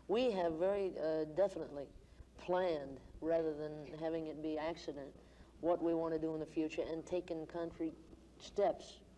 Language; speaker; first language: English; native; English